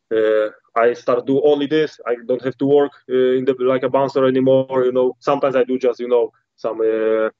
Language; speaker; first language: English; non-native, learner; Polish